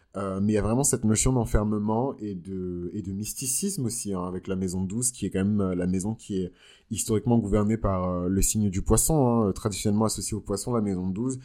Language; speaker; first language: French; native; French